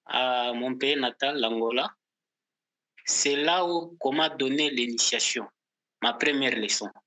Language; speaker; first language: French; non-native, local second language; Portuguese